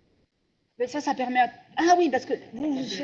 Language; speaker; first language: French; native; French